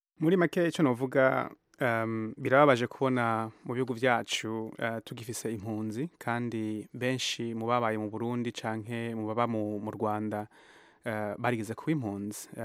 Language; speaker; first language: Rundi; early bilingual, heritage; Rundi